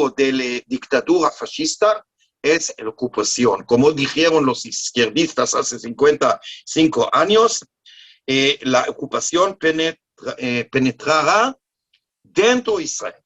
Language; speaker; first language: Spanish; non-native, learner; Hebrew